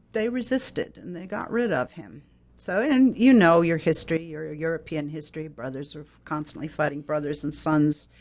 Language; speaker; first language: English; native; English